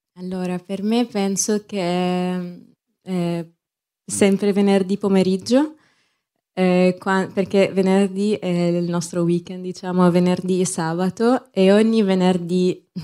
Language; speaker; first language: Italian; non-native, fluent; Arabic